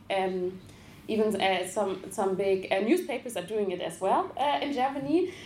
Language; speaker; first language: English; non-native, fluent; German